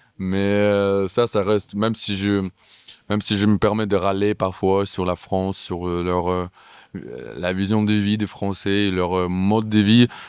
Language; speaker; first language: French; non-native, fluent; Russian